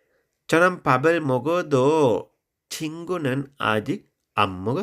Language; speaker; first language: Korean; non-native, fluent; Sinhala